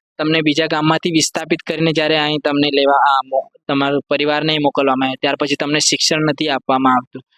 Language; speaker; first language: Gujarati; native; Gujarati